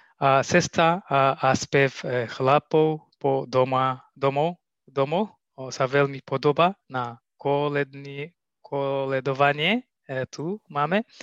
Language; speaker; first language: Slovak; non-native, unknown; Tigrinya